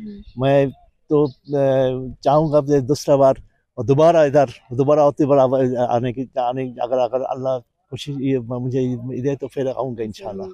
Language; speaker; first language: Hindi; non-native, learner; Bangla